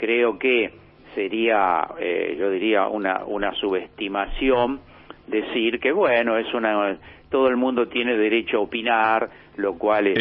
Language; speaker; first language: Spanish; native; Spanish